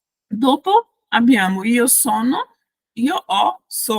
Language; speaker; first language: Italian; non-native, fluent; Portuguese